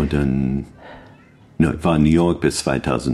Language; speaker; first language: German; non-native, learner; English